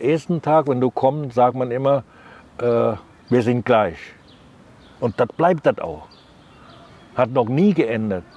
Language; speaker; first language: German; non-native, learner; Thai